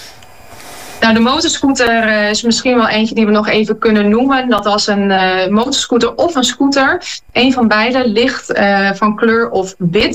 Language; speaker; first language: Dutch; native; Dutch